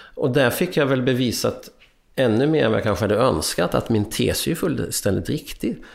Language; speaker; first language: Swedish; early bilingual, other home language; Hungarian